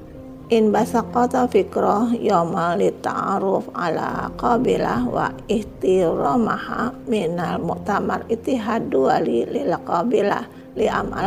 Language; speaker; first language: Arabic; non-native, learner; Indonesian